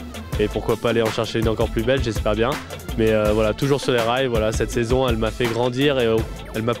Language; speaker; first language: French; native; French